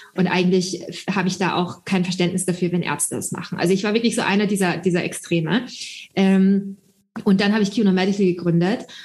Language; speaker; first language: German; early bilingual, other home language; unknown